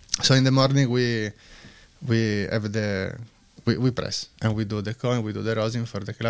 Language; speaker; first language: English; non-native, learner; Italian